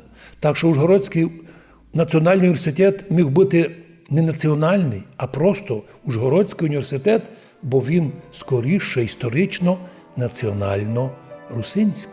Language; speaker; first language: Ukrainian; non-native, local second language; Rusyn